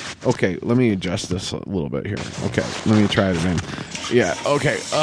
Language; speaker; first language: English; native; English